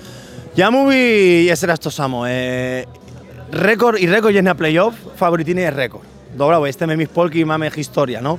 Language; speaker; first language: Polish; non-native, learner; Spanish